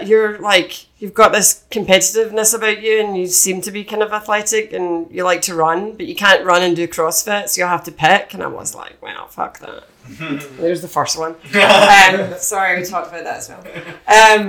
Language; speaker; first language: English; native; English